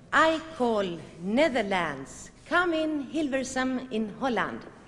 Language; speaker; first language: English; non-native, fluent; Swedish